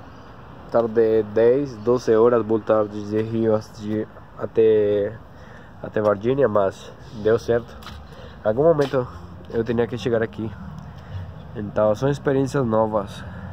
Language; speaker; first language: Portuguese; non-native, learner; Spanish